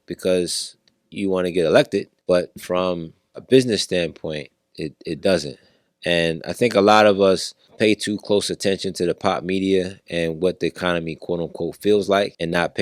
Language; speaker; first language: English; native; English